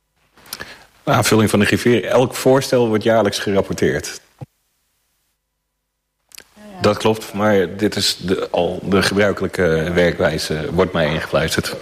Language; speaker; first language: Dutch; native; Dutch